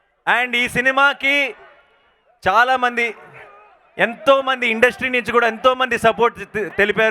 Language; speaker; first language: Telugu; native; Telugu